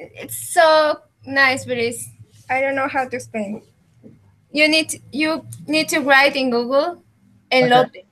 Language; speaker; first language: English; non-native, learner; Spanish